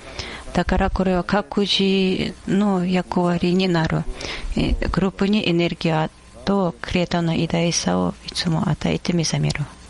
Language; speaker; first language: Japanese; non-native, fluent; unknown